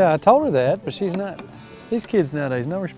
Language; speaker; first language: English; native; English